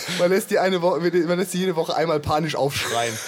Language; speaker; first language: German; native; German